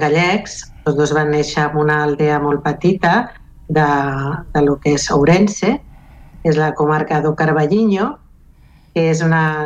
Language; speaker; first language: Catalan; non-native, local second language; Galician